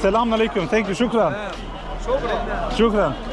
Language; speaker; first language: English; non-native, fluent; Turkish